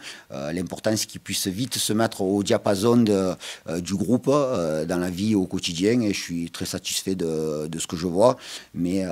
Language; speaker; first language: French; native; French